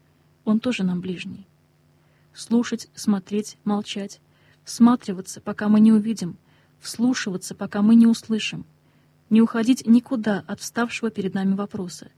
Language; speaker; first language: Russian; native; Russian